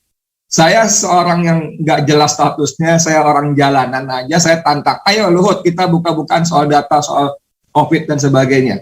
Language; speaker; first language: Indonesian; native; Indonesian